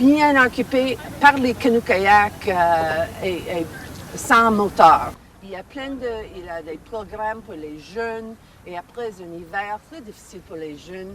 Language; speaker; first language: French; non-native, learner; English